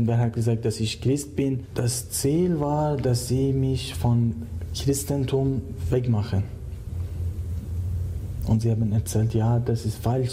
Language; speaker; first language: German; non-native, learner; Persian